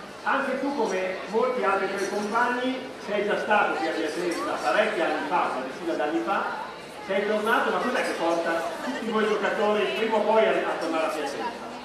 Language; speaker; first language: Italian; native; Italian